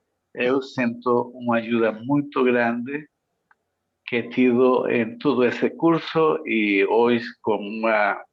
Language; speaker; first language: Portuguese; non-native, fluent; Spanish